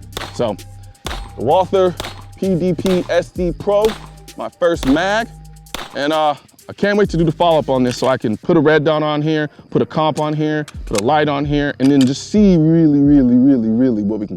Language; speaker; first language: English; native; English